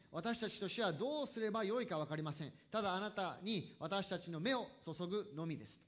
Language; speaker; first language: Japanese; native; Japanese